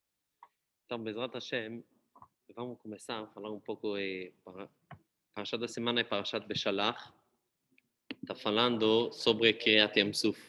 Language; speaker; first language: Portuguese; non-native, fluent; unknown